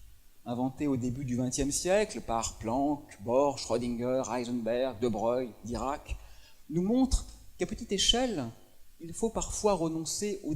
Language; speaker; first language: French; native; French